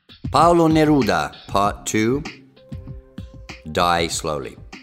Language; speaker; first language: English; native; English